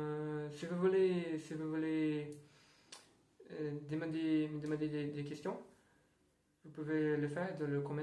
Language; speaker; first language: French; non-native, learner; Portuguese